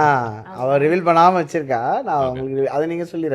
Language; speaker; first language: Tamil; native; Tamil